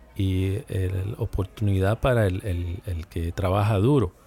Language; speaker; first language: Spanish; early bilingual, heritage; Spanish